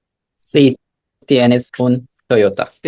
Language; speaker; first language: Spanish; non-native, learner; English